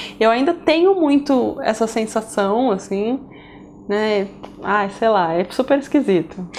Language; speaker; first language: Portuguese; native; Portuguese